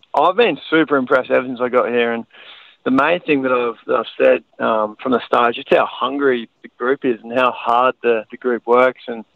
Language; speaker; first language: English; native; English